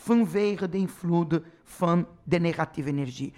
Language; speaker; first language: Dutch; non-native, fluent; Portuguese